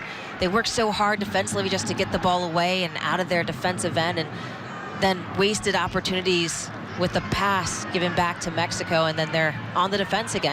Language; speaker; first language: English; native; English